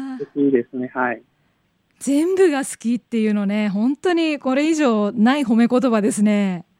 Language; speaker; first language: Japanese; non-native, fluent; Vietnamese